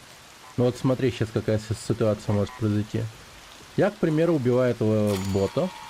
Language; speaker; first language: Russian; native; Russian